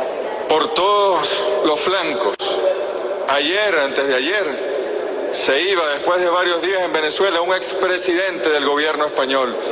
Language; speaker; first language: Spanish; native; Spanish